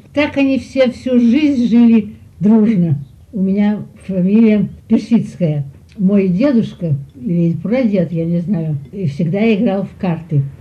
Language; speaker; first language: Russian; early bilingual, heritage; Russian